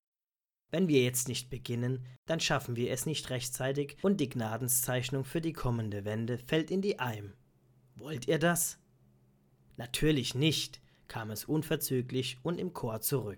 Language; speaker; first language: German; native; German